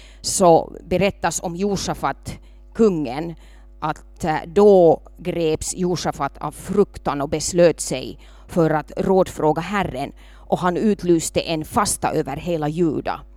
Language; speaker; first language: Swedish; non-native, local second language; Finnish